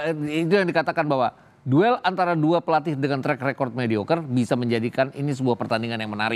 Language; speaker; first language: Indonesian; native; Indonesian